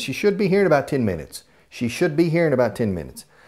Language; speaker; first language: English; native; English